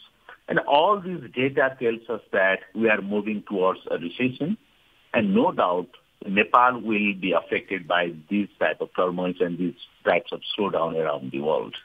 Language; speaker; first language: English; non-native, fluent; Nepali